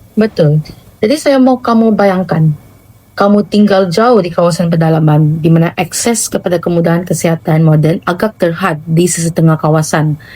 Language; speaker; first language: Malay; non-native, local second language; Central Dusun